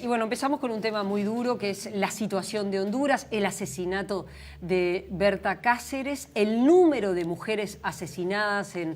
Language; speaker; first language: Spanish; native; Spanish